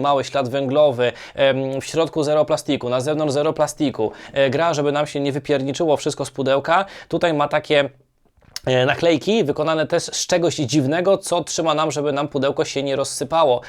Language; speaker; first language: Polish; native; Polish